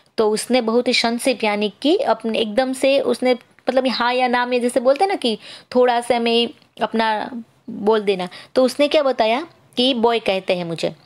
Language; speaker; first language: Hindi; non-native, local second language; Gujarati